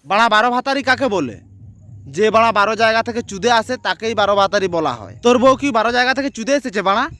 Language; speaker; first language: Bangla; non-native, local second language; Santali